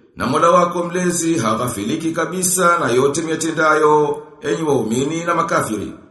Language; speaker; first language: Swahili; native; Swahili